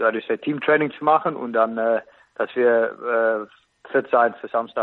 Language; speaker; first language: German; non-native, fluent; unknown